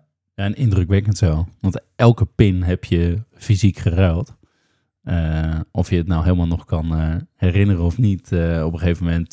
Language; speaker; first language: Dutch; native; Dutch